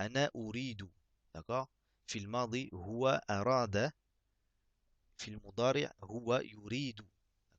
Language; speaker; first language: Arabic; non-native, fluent; French